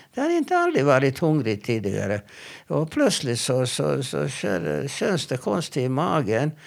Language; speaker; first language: Swedish; non-native, fluent; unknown